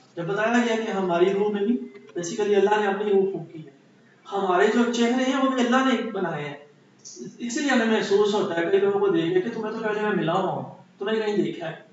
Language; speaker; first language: Urdu; non-native, local second language; Punjabi